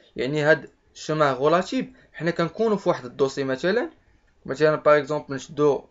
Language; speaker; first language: Arabic; native; Arabic